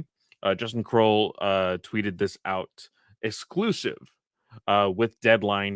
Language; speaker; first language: English; native; English